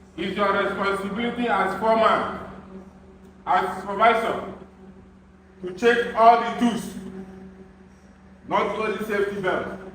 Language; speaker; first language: English; non-native, fluent; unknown